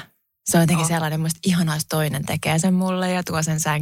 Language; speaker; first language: Finnish; native; Finnish